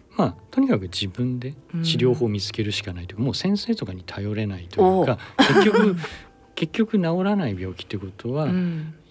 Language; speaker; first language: Japanese; native; Japanese